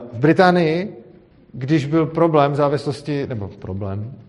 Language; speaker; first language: Czech; native; Czech